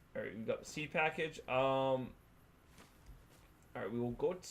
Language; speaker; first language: English; native; English